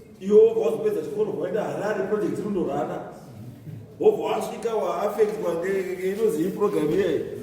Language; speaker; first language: Shona; native; Shona